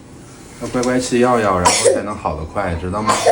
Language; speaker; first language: Chinese; native; Chinese